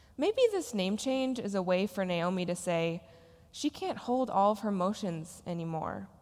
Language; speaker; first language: English; native; English